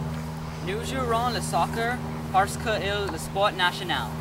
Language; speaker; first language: French; non-native, learner; English